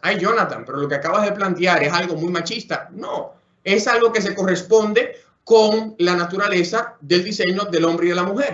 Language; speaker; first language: Spanish; native; Spanish